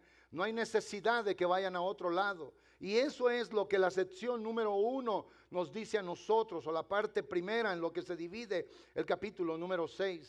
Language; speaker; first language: Spanish; native; Spanish